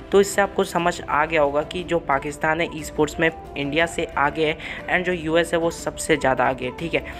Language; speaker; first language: Hindi; non-native, local second language; Odia